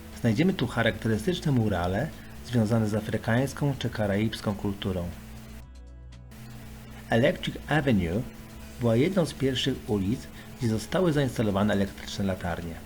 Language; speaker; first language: Polish; native; Polish